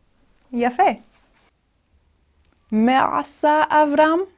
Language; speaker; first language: Hebrew; non-native, fluent; English